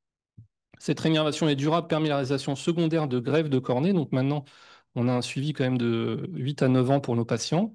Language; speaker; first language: French; native; French